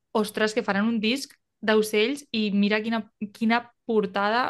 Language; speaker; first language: Catalan; native; Catalan